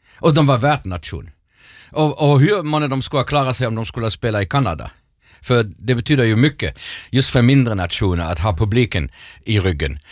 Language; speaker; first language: Swedish; non-native, fluent; German